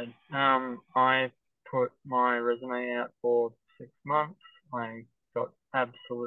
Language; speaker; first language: English; native; English